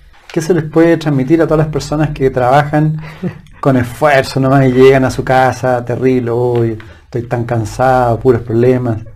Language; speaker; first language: Spanish; native; Spanish